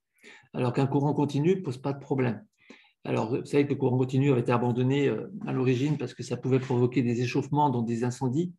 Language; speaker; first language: French; native; French